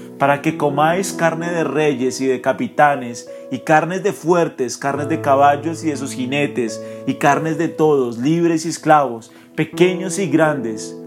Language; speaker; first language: Spanish; native; Spanish